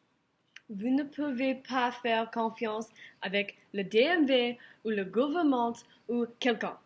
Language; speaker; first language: French; non-native, learner; English